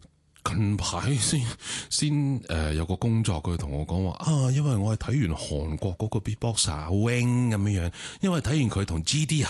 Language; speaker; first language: Cantonese; native; Cantonese